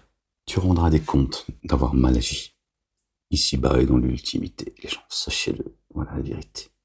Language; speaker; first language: French; native; French